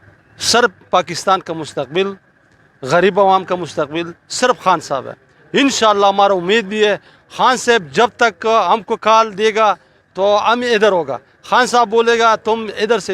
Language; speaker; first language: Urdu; non-native, local second language; Pashto